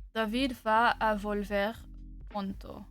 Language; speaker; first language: Spanish; non-native, learner; English